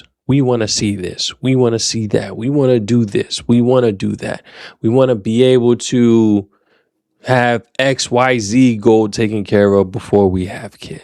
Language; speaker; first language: English; native; English